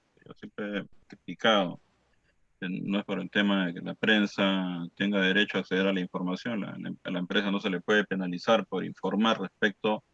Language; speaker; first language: Spanish; native; Spanish